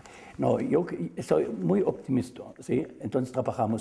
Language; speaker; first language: Spanish; non-native, fluent; German